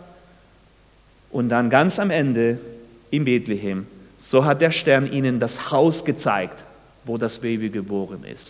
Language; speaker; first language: German; non-native, fluent; Spanish